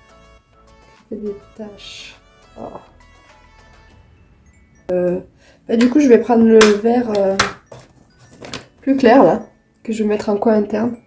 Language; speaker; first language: French; native; French